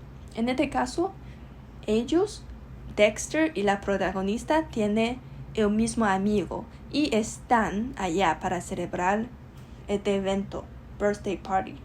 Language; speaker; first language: Spanish; non-native, learner; Chinese